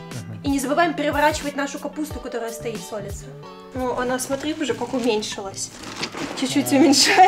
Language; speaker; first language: Russian; native; Russian